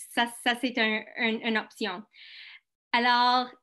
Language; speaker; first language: French; non-native, local second language; English